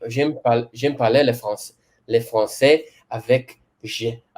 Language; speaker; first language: French; non-native, learner; English